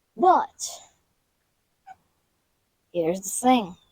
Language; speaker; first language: English; native; English